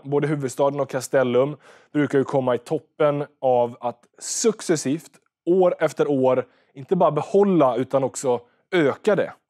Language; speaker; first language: Swedish; native; Swedish